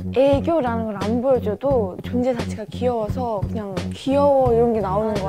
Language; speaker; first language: Korean; native; Korean